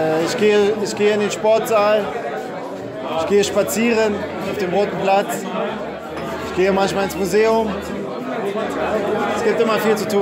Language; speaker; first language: German; native; German